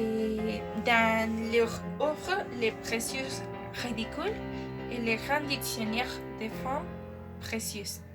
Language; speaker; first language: French; non-native, learner; Spanish